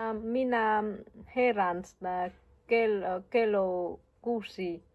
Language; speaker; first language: Finnish; non-native, learner; Vietnamese